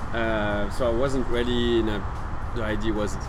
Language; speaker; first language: English; non-native, fluent; French